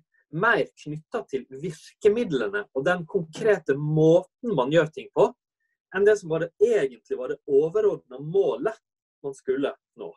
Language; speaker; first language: Norwegian; native; Norwegian